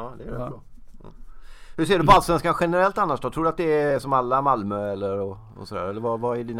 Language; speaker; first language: Swedish; native; Swedish